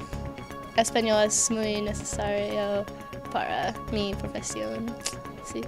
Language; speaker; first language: Spanish; non-native, learner; English